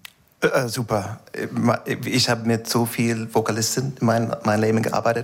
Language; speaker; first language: German; non-native, fluent; English